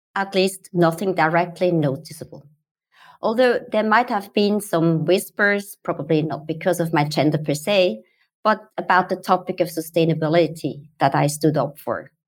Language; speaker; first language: English; non-native, fluent; German